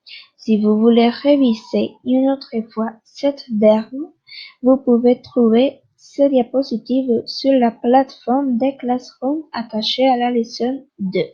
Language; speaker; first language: French; non-native, fluent; Spanish